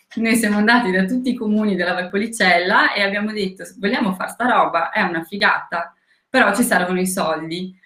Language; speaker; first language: Italian; non-native, fluent; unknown